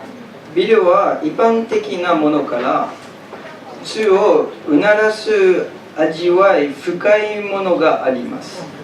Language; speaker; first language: Japanese; non-native, fluent; French